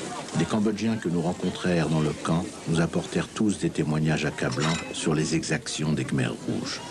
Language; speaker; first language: French; native; French